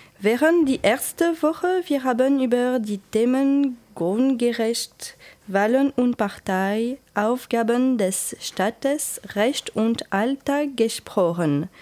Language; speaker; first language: German; non-native, learner; French